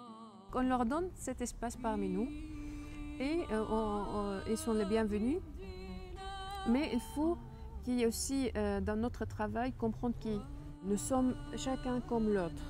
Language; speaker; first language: French; non-native, fluent; Arabic